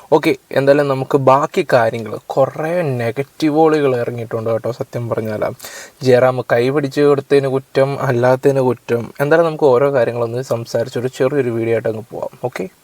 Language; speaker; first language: Malayalam; native; Malayalam